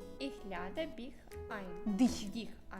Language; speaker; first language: German; non-native, learner; Ukrainian